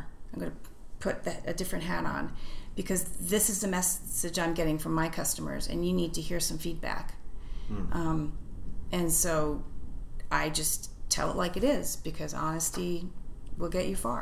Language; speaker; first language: English; native; English